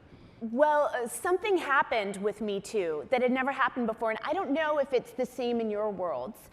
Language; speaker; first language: English; native; English